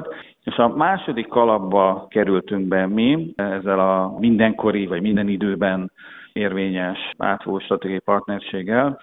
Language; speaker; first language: Hungarian; native; Hungarian